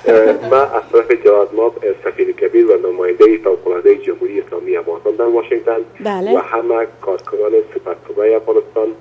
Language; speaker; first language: Persian; native; Persian